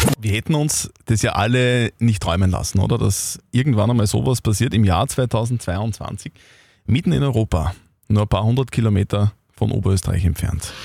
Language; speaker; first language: German; native; German